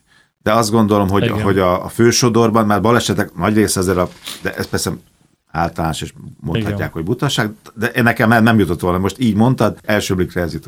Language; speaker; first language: Hungarian; native; Hungarian